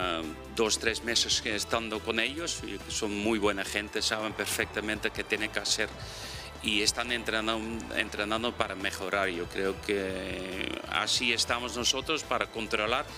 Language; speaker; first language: Spanish; non-native, fluent; Dutch